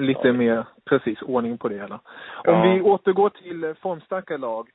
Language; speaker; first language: Swedish; native; Swedish